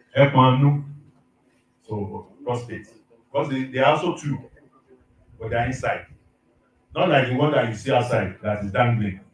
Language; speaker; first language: English; non-native, local second language; Yoruba